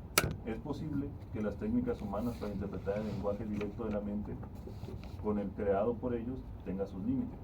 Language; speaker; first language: Spanish; native; Spanish